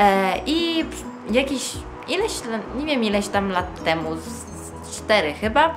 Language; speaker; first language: Polish; early bilingual, heritage; Polish